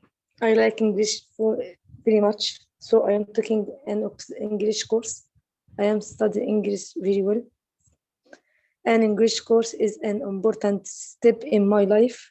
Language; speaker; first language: English; non-native, learner; Arabic